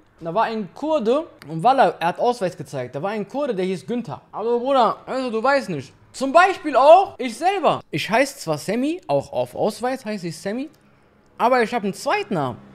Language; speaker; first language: German; native; German